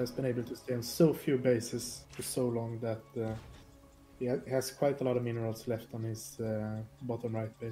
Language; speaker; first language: English; non-native, fluent; Swedish